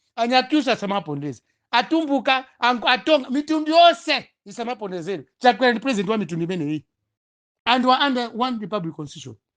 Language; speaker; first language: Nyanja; non-native, local second language; Tumbuka